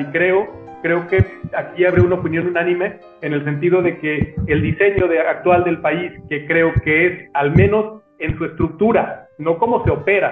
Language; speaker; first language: Spanish; native; Spanish